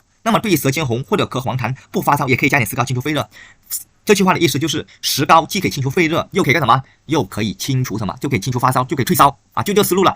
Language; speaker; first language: Chinese; native; Chinese